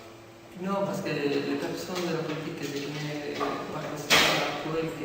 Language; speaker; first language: French; non-native, learner; Spanish